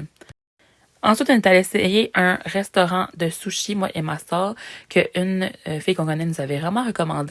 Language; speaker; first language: French; native; French